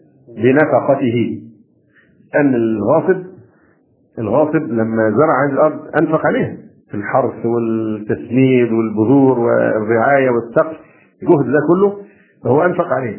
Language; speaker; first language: Arabic; native; Arabic